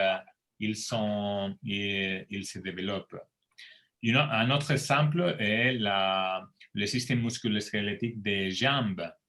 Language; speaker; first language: French; non-native, fluent; Spanish